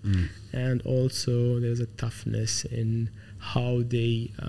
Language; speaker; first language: English; non-native, fluent; Arabic